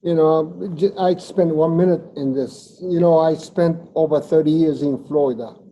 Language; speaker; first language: English; non-native, fluent; Japanese